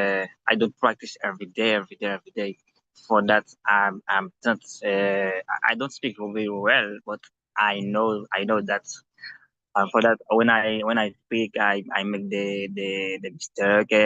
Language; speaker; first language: English; non-native, learner; Haitian Creole